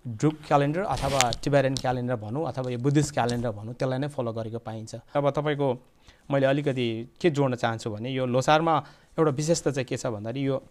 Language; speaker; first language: Nepali; non-native, local second language; Eastern Tamang